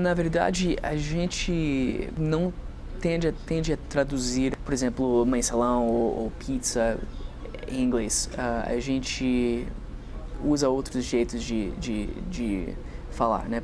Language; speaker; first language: Portuguese; non-native, fluent; English